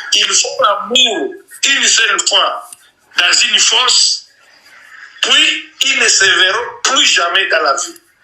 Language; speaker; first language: French; non-native, local second language; Nande